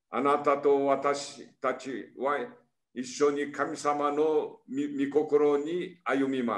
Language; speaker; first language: Japanese; early bilingual, heritage; Portuguese